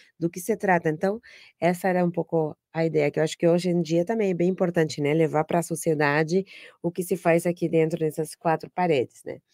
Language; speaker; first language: Portuguese; non-native, fluent; Spanish